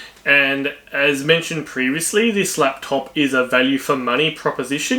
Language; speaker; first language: English; native; English